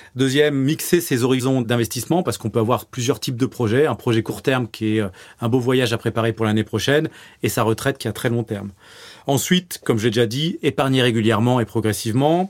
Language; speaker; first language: French; native; French